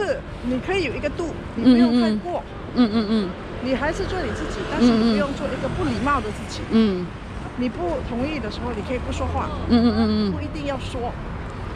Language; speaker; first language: Chinese; early bilingual, heritage; Chinese